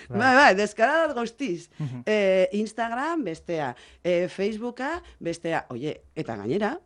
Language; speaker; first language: Basque; non-native, local second language; Spanish